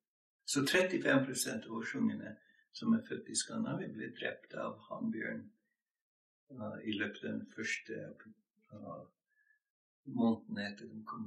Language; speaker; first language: Norwegian; non-native, fluent; English